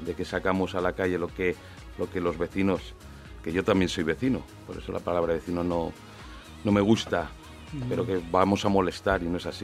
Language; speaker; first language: Spanish; native; Spanish